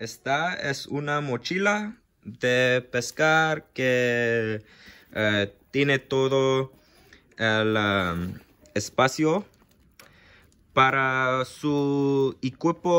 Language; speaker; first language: Spanish; non-native, learner; English